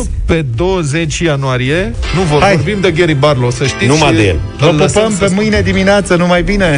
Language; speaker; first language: Romanian; native; Romanian